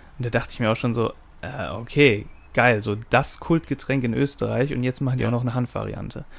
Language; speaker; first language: German; native; German